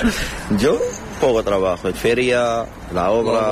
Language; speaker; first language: Spanish; non-native, learner; Arabic